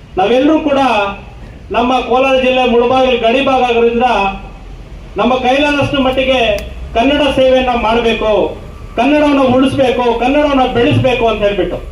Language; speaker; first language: Kannada; non-native, local second language; Urdu